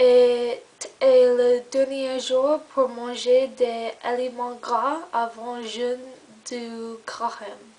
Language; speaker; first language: French; non-native, learner; English